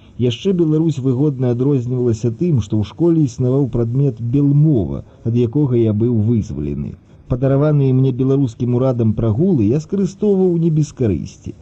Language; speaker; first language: Belarusian; early bilingual, other home language; Russian